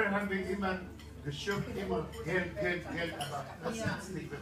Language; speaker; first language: German; non-native, learner; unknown